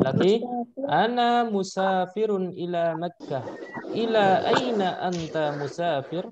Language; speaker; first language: Arabic; non-native, fluent; Indonesian